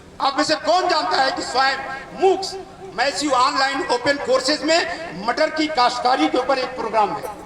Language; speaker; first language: Urdu; native; Urdu